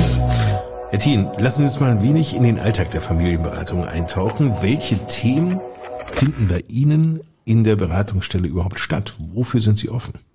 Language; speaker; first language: German; native; German